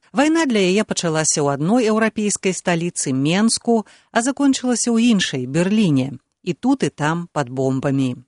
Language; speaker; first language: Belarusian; native; Belarusian